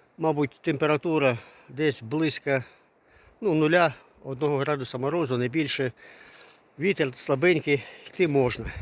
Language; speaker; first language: Ukrainian; non-native, local second language; Russian